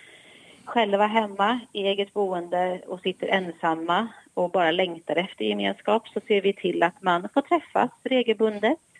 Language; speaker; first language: Swedish; native; Swedish